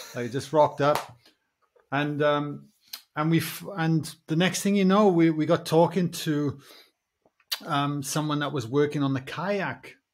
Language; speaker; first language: English; native; English